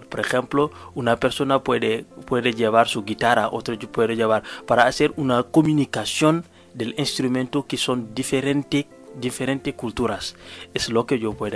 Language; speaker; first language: Spanish; non-native, learner; Wolof